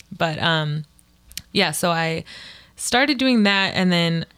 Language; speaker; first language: English; native; English